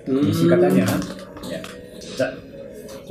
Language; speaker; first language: Indonesian; non-native, learner; Korean